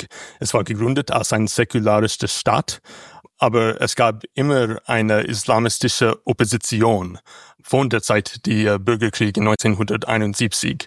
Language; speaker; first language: German; non-native, learner; English